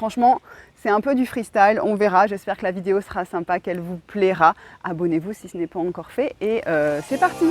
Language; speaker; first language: French; native; French